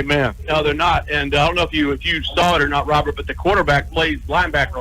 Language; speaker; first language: English; native; English